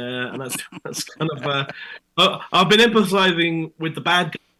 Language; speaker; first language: English; native; English